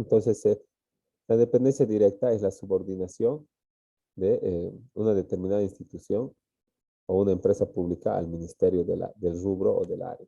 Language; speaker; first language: Spanish; native; Spanish